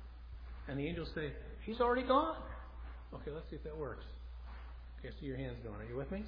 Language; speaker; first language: English; native; English